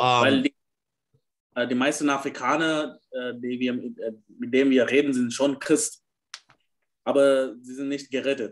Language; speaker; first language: German; non-native, fluent; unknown